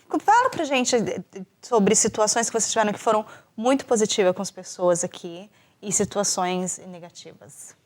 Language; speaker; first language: Portuguese; native; Portuguese